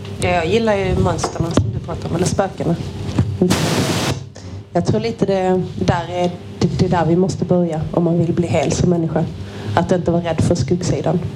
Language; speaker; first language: Swedish; native; Swedish